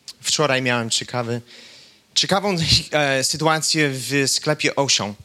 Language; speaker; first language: Polish; non-native, fluent; English